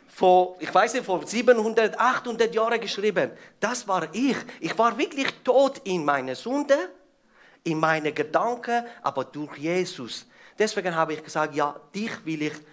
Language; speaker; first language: German; non-native, fluent; Persian